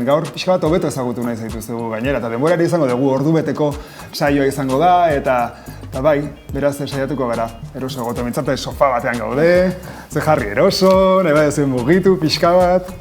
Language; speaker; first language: Basque; native; Basque